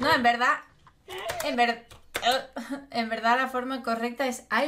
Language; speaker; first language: Spanish; native; Spanish